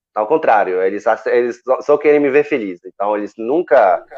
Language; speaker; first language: Portuguese; non-native, fluent; Arabic